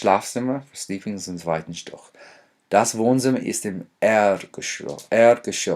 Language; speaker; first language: German; non-native, fluent; English